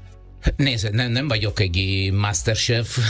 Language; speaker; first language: Hungarian; non-native, learner; Italian